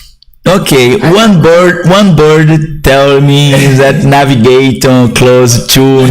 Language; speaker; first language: English; non-native, learner; Portuguese